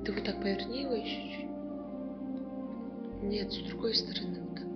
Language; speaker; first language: Russian; non-native, local second language; Kyrgyz